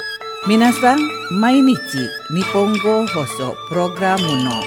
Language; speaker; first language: Japanese; non-native, learner; Indonesian